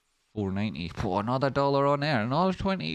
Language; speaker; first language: English; native; English